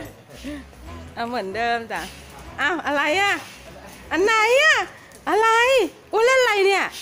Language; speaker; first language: Thai; native; Thai